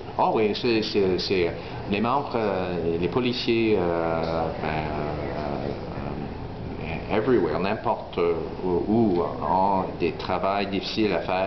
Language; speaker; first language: French; non-native, learner; English